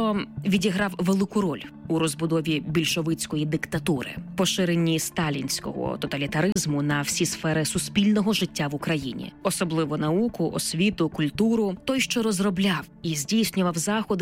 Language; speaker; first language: Ukrainian; native; Ukrainian